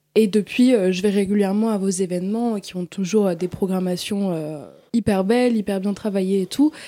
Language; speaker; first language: French; native; French